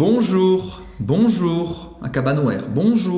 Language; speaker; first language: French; non-native, fluent; Portuguese